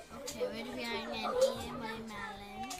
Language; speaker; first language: Welsh; non-native, local second language; English